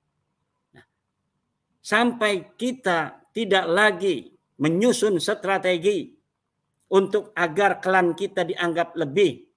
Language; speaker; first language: Indonesian; native; Indonesian